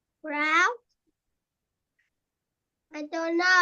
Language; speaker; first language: English; non-native, learner; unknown